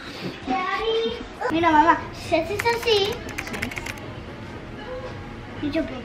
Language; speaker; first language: Spanish; early bilingual, heritage; English